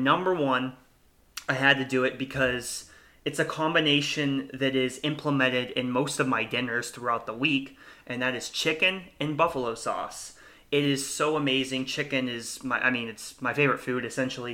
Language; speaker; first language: English; native; English